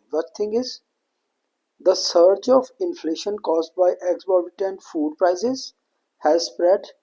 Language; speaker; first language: English; non-native, local second language; Punjabi